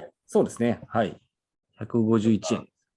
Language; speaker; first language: Japanese; native; Japanese